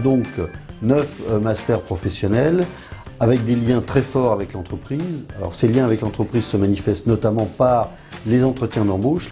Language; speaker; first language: French; native; French